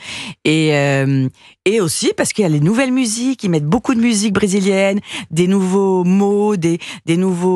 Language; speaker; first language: French; early bilingual, other home language; Portuguese